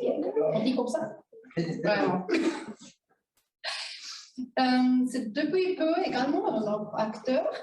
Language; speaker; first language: French; non-native, fluent; German